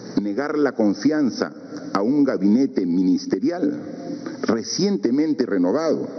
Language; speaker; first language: Spanish; native; Spanish